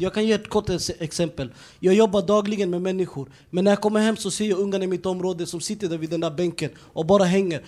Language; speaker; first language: Swedish; early bilingual, other home language; Somali